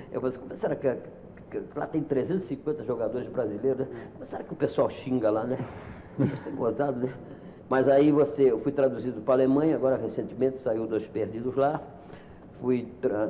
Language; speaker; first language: Portuguese; native; Portuguese